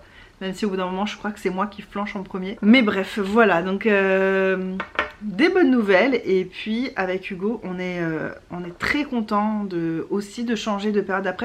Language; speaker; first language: French; native; French